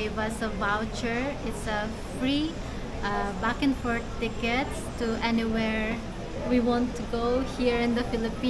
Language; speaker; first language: English; non-native, local second language; Filipino